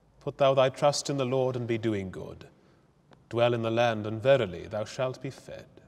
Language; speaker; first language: English; native; English